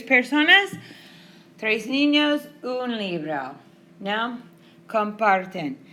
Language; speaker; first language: Spanish; non-native, fluent; English